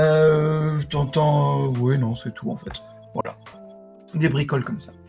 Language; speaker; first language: French; native; French